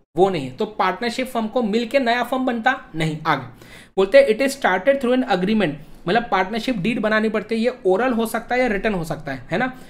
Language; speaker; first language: Hindi; native; Hindi